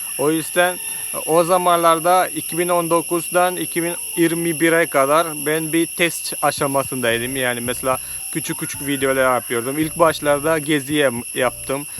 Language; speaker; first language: Turkish; non-native, fluent; Malayalam